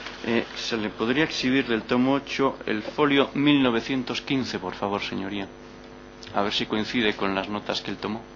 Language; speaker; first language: Spanish; native; Spanish